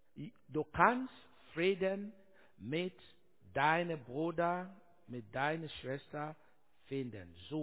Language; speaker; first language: German; non-native, learner; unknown